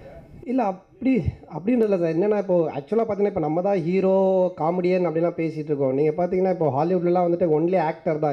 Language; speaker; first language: Tamil; native; Tamil